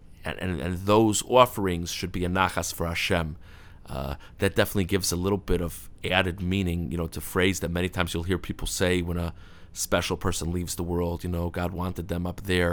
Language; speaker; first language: English; native; English